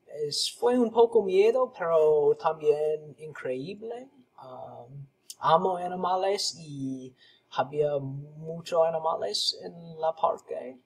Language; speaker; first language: Spanish; non-native, learner; English